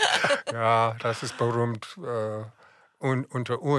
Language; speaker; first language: German; non-native, fluent; English